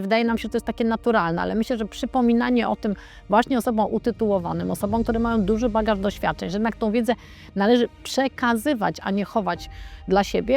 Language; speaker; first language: Polish; native; Polish